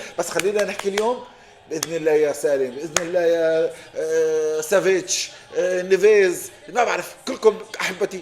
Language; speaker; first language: Arabic; native; Arabic